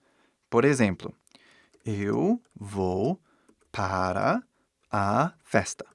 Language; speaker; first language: Portuguese; non-native, fluent; English